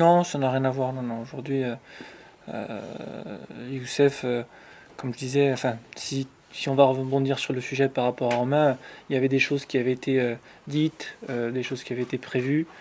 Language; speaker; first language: French; native; French